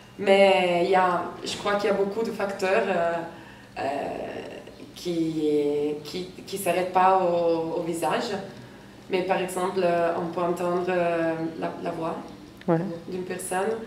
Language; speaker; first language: French; non-native, fluent; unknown